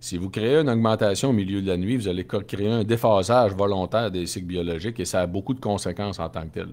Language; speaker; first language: French; native; French